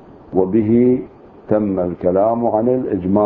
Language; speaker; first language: Arabic; native; Arabic